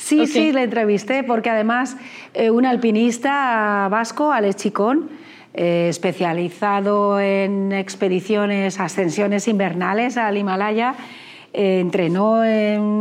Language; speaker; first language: Spanish; native; Spanish